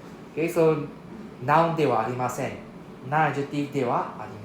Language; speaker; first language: Japanese; non-native, fluent; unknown